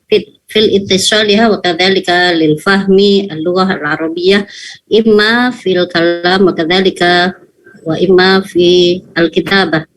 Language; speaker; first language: Arabic; non-native, fluent; Indonesian